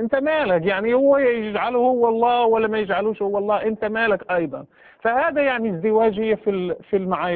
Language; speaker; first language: Arabic; native; Arabic